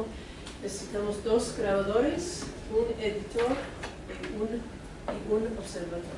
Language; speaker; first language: Spanish; non-native, fluent; English